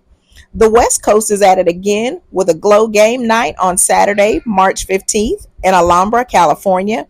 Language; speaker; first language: English; native; English